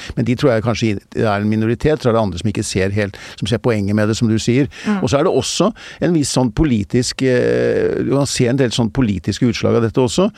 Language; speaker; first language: Norwegian; native; Norwegian